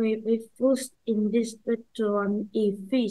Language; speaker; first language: English; non-native, learner; Vietnamese